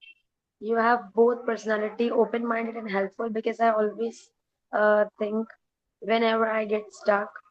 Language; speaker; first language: English; non-native, learner; Urdu